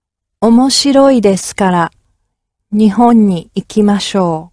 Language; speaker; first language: Japanese; non-native, learner; English